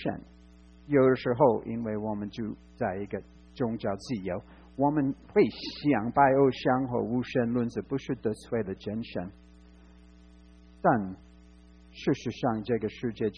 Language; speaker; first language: Chinese; non-native, fluent; English